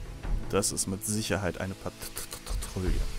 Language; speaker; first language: German; native; German